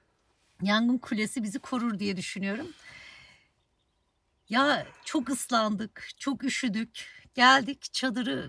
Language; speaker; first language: Turkish; native; Turkish